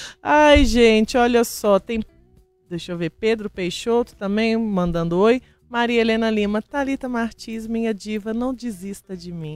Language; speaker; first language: Portuguese; native; Portuguese